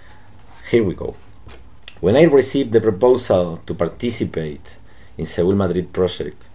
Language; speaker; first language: English; non-native, local second language; Spanish